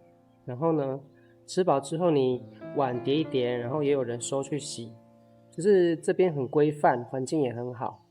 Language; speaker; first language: Chinese; native; Chinese